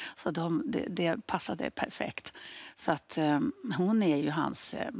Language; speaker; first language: Swedish; native; Swedish